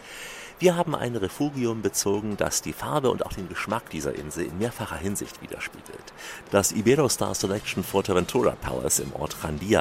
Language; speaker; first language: German; native; German